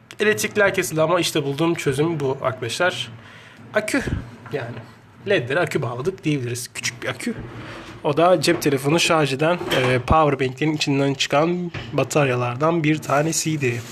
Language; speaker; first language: Turkish; native; Turkish